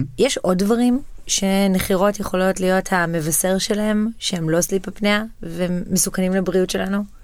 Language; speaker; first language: Hebrew; native; Hebrew